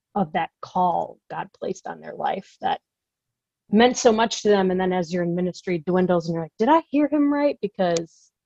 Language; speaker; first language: English; native; English